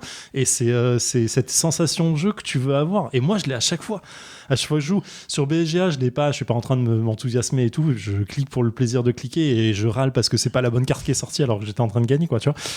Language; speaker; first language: French; native; French